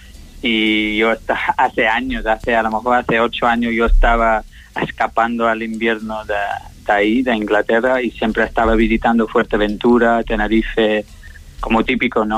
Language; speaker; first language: Spanish; non-native, learner; English